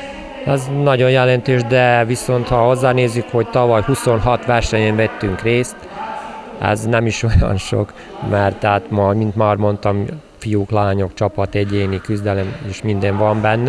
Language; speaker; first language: Hungarian; native; Hungarian